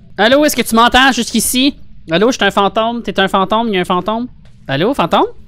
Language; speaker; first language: French; native; French